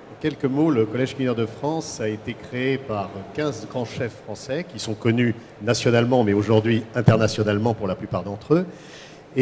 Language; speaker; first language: French; native; French